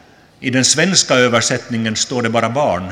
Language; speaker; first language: Swedish; non-native, local second language; Finnish